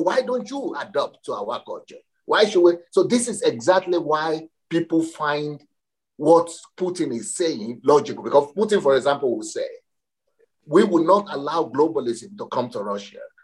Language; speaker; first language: English; non-native, local second language; Yoruba